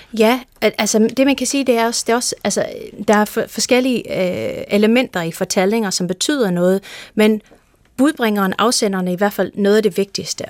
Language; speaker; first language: Danish; non-native, fluent; English